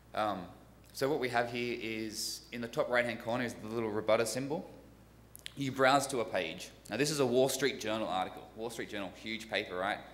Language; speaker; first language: English; native; English